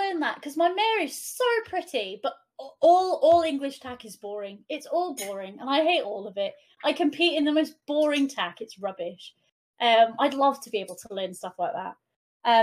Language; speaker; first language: English; non-native, local second language; Welsh